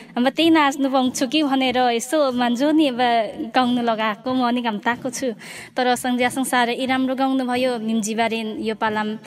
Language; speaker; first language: Nepali; non-native, local second language; Limbu